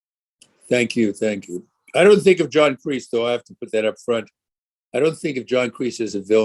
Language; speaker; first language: English; native; English